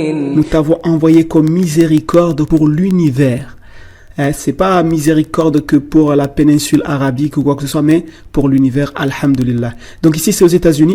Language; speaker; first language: French; native; French